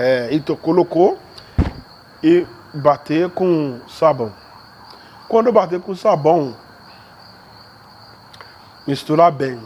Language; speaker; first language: Portuguese; non-native, learner; Yoruba